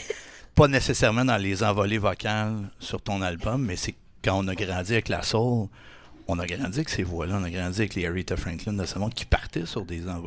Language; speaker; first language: French; native; French